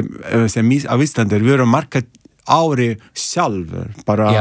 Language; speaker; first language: Icelandic; non-native, learner; Italian